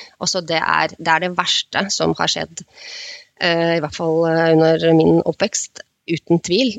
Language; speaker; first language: Norwegian; non-native, fluent; Russian